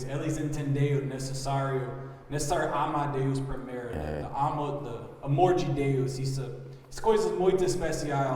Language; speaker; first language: Portuguese; non-native, learner; English